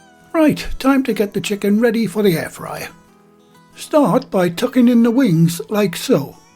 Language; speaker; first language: English; native; English